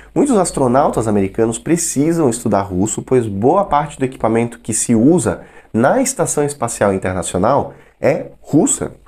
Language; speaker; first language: Portuguese; non-native, fluent; Russian